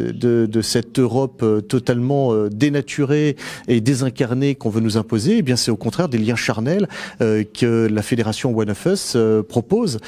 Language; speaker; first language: French; native; French